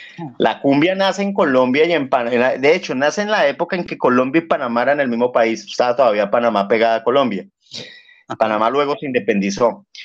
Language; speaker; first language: Spanish; native; Spanish